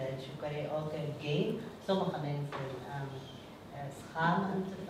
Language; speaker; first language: Dutch; non-native, learner; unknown